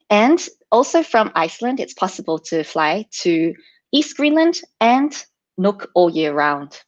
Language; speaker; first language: English; native; English